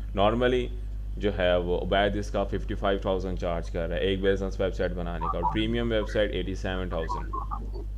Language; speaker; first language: Urdu; non-native, local second language; Punjabi